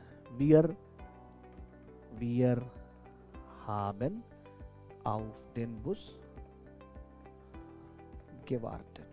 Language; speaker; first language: German; non-native, fluent; Hindi